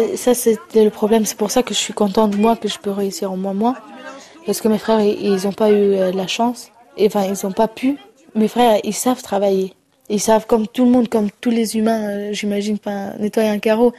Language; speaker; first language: French; non-native, fluent; Romany